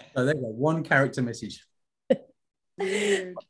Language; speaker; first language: English; native; English